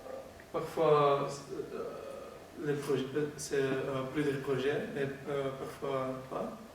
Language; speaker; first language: French; non-native, learner; Dutch